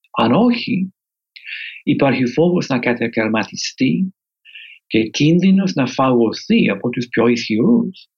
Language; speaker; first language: Greek; non-native, fluent; English